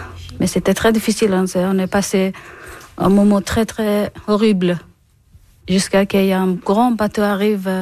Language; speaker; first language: French; non-native, learner; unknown